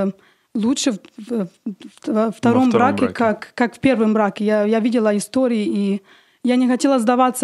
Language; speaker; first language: Russian; early bilingual, heritage; Russian